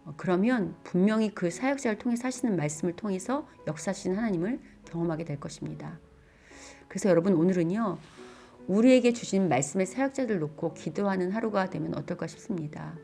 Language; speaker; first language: Korean; native; Korean